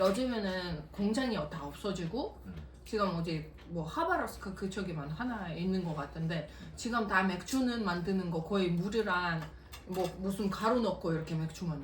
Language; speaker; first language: Korean; non-native, fluent; Russian